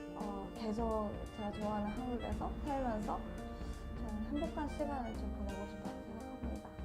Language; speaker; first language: Korean; non-native, fluent; Japanese